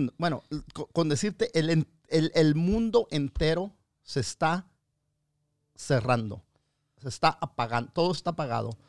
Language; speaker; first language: Spanish; early bilingual, other home language; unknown